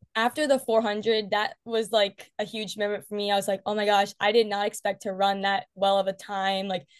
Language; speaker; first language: English; native; English